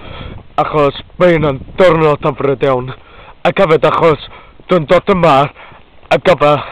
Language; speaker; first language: Welsh; non-native, learner; Hungarian